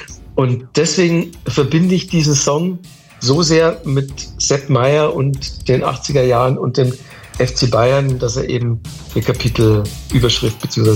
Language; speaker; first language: German; native; German